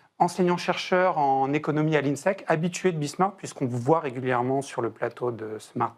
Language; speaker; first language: French; native; French